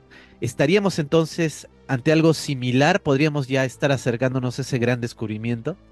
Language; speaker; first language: Spanish; native; Spanish